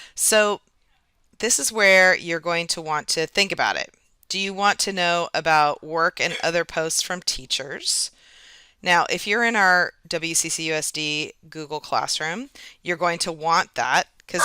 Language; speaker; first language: English; native; English